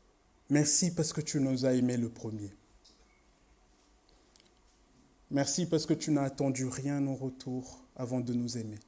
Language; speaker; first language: French; native; French